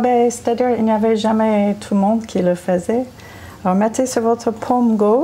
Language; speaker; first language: French; non-native, fluent; English